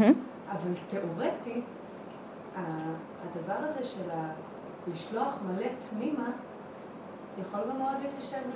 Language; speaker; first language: Hebrew; native; Hebrew